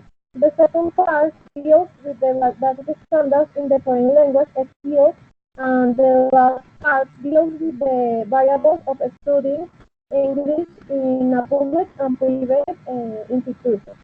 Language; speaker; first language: English; non-native, learner; Spanish